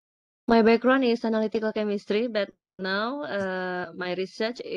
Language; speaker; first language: English; non-native, learner; Indonesian